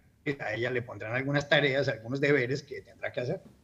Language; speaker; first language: Spanish; native; Spanish